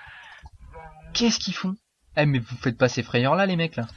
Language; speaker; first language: French; native; French